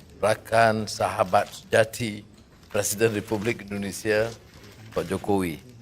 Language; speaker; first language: Malay; native; Malay